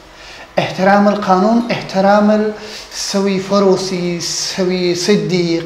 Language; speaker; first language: Arabic; non-native, learner; Persian